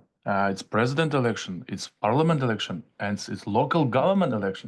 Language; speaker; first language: English; non-native, learner; Ukrainian